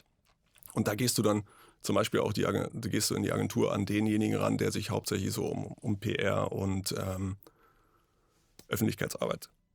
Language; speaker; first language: German; native; German